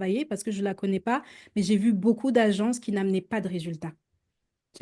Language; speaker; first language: French; native; French